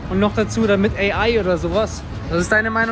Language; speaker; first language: German; native; German